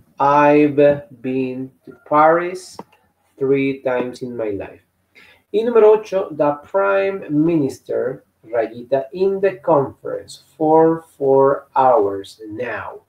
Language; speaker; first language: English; non-native, fluent; Spanish